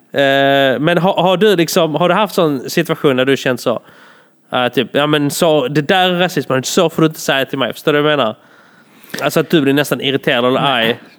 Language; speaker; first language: Swedish; early bilingual, other home language; Polish